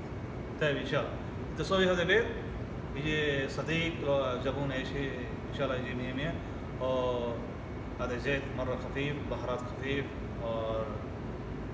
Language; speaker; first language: Arabic; non-native, learner; Urdu